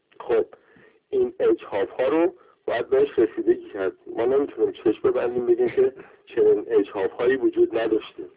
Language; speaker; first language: Persian; non-native, local second language; Azerbaijani